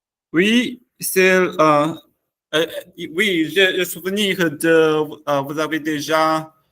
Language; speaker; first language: French; non-native, learner; Chinese